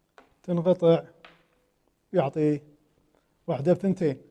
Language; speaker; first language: Arabic; native; Arabic